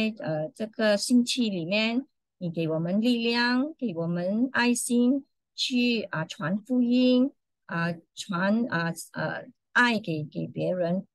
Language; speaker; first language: Chinese; non-native, fluent; English